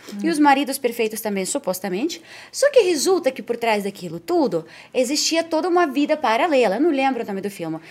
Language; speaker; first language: Portuguese; non-native, fluent; Spanish